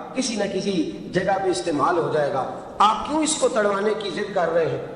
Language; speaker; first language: Urdu; non-native, local second language; Punjabi